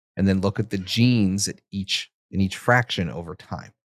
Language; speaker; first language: English; native; English